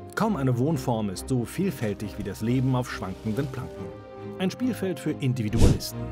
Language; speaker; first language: German; native; German